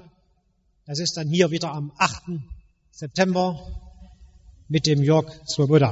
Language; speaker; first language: German; native; German